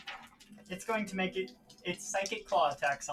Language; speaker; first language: English; native; English